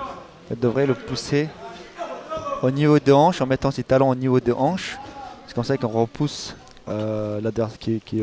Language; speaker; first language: French; native; French